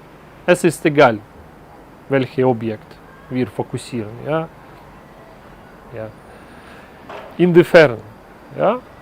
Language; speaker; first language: German; non-native, learner; Russian